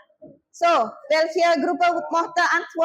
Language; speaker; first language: German; non-native, fluent; Indonesian